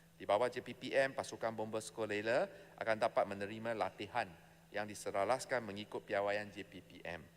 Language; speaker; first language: Malay; non-native, local second language; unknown